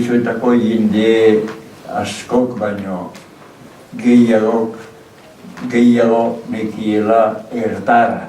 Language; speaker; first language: Basque; native; Basque